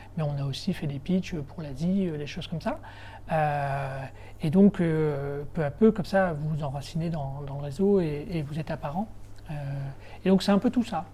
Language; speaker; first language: French; native; French